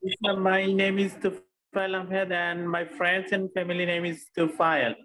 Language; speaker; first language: English; non-native, learner; Bangla